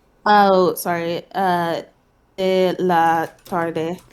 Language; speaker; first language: Spanish; non-native, learner; English